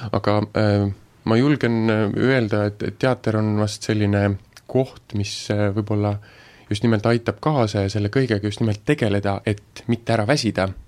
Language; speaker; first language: Estonian; native; Estonian